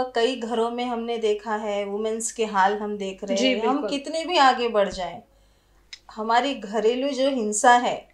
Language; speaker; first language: Hindi; native; Hindi